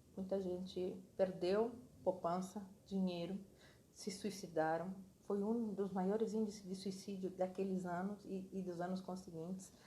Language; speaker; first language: Portuguese; non-native, fluent; Spanish